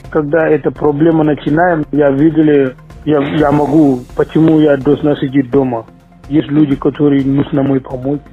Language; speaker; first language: Russian; non-native, learner; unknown